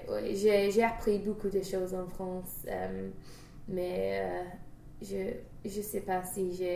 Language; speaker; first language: French; non-native, learner; English